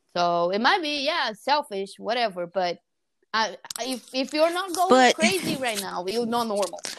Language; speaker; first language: English; non-native, fluent; Portuguese